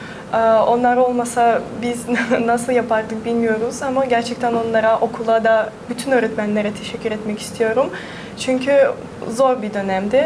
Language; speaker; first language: Turkish; non-native, fluent; Russian